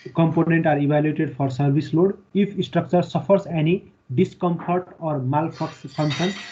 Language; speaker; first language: English; non-native, local second language; Nepali